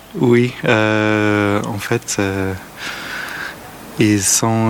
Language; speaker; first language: French; non-native, learner; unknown